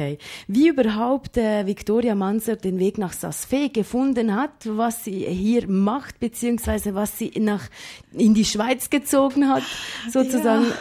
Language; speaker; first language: German; native; German